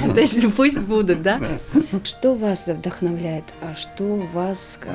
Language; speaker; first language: Russian; native; Russian